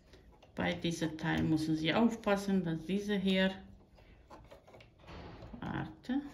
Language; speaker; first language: German; non-native, fluent; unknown